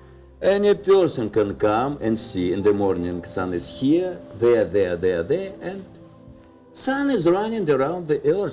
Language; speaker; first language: English; non-native, learner; Russian